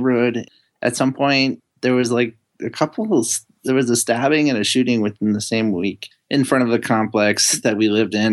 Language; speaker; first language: English; native; English